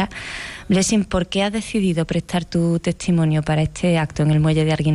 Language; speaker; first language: Spanish; native; Spanish